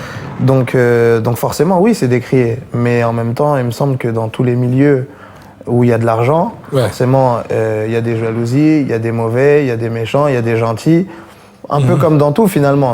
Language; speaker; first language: French; native; French